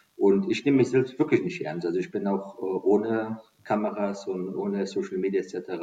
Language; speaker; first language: German; non-native, fluent; Persian